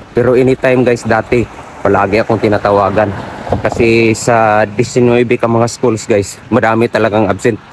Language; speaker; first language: Filipino; non-native, local second language; Cebuano